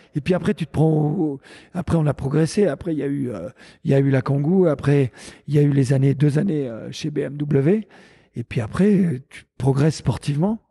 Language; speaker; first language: French; native; French